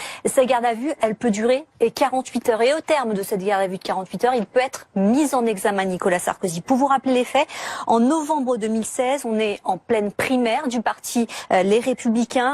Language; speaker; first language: French; native; French